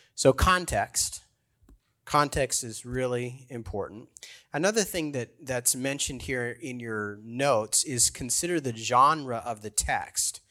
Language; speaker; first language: English; native; English